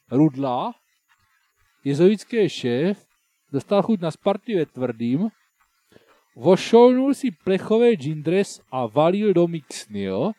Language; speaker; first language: Czech; native; Czech